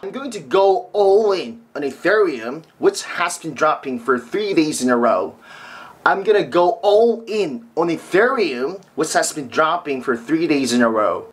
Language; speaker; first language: English; non-native, fluent; Korean